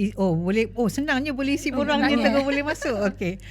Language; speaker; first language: Malay; native; Malay